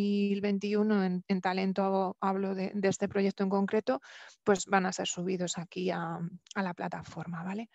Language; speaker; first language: Spanish; native; Spanish